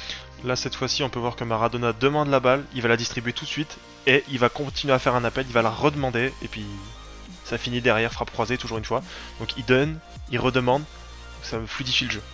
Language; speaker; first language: French; native; French